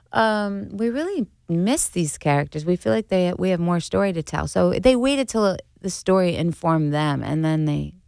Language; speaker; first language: English; native; English